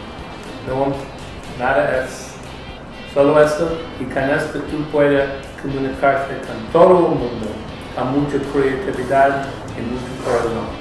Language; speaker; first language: Spanish; non-native, fluent; English